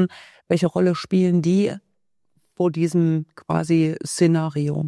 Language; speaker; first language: German; native; German